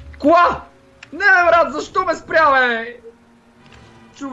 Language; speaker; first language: Bulgarian; native; Bulgarian